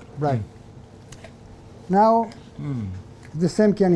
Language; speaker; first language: English; non-native, learner; Italian